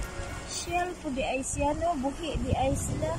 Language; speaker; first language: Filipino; non-native, local second language; Cebuano